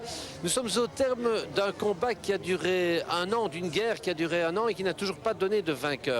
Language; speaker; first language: French; native; French